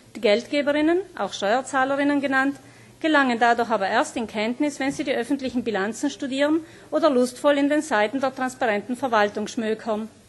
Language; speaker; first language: German; native; German